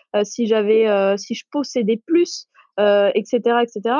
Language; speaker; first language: French; non-native, local second language; Arabic